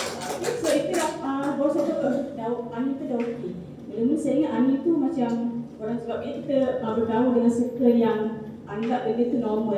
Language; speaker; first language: Malay; native; Malay